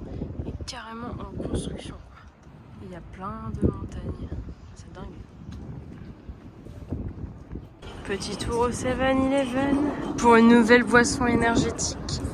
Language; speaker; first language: French; native; French